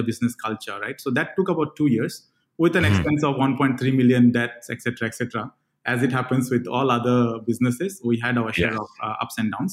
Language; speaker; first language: English; non-native, local second language; Bangla